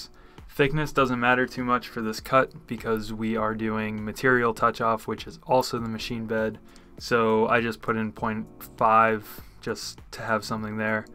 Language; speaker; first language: English; native; English